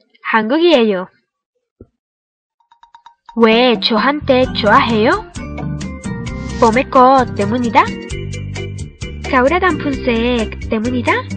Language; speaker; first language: Korean; non-native, learner; Spanish